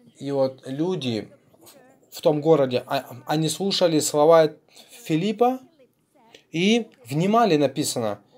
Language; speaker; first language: Russian; non-native, fluent; Korean